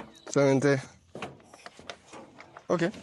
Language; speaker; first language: Spanish; non-native, learner; French